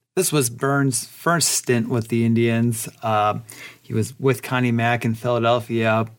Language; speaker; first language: English; early bilingual, other home language; Polish